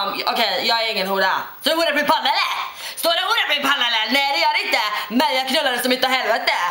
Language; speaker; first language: Swedish; native; Swedish